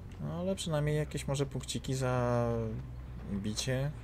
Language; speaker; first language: Polish; native; Polish